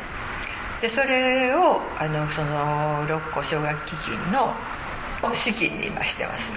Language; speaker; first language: Japanese; native; Japanese